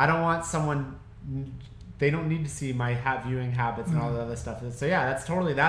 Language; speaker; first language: English; native; English